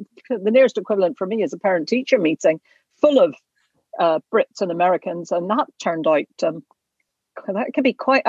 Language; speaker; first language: English; native; English